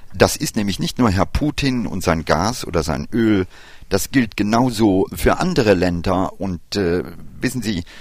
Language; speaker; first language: German; early bilingual, other home language; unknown